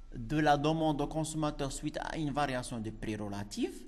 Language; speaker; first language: French; non-native, local second language; Arabic